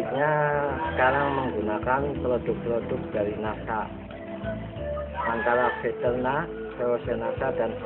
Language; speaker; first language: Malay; non-native, local second language; Javanese